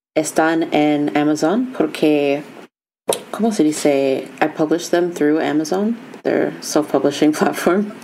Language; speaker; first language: Spanish; non-native, learner; English